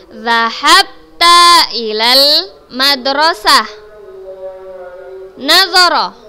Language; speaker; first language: Arabic; non-native, fluent; Indonesian